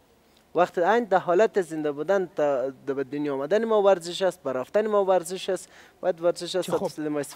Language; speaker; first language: Persian; native; Persian